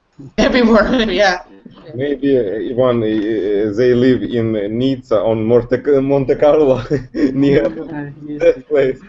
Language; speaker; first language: English; non-native, learner; Russian